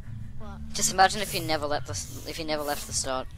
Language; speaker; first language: English; native; English